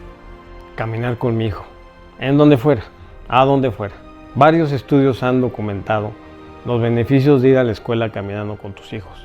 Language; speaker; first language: Spanish; native; Spanish